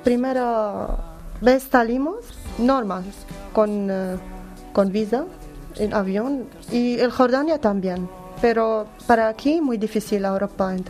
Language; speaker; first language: Spanish; non-native, learner; Arabic